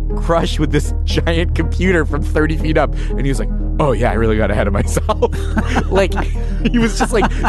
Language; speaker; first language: English; native; English